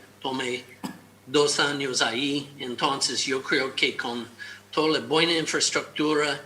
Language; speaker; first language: Spanish; non-native, fluent; English